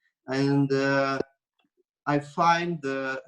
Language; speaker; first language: English; non-native, learner; Russian